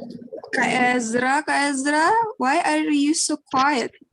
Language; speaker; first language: English; non-native, learner; Indonesian